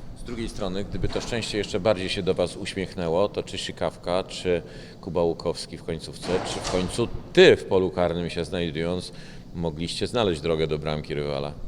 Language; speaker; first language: Polish; native; Polish